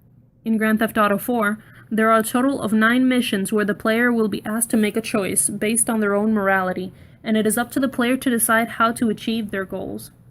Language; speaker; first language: English; native; English